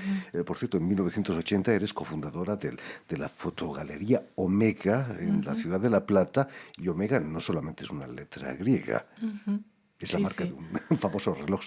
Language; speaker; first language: Spanish; native; Spanish